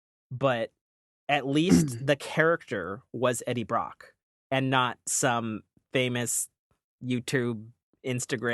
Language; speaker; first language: English; native; English